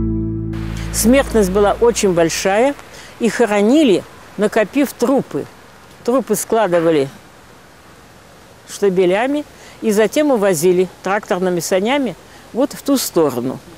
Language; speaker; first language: Russian; native; Russian